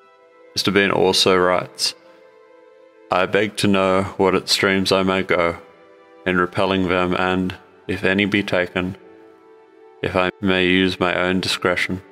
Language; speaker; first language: English; native; English